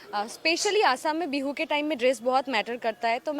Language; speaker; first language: Hindi; non-native, local second language; Assamese